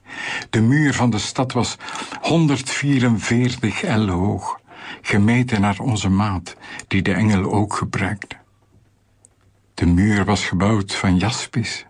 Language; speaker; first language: Dutch; native; Dutch